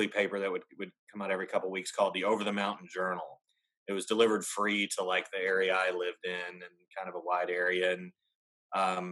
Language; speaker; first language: English; native; English